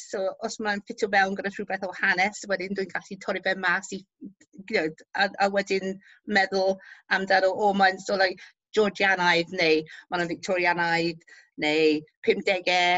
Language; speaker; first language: Welsh; non-native, local second language; English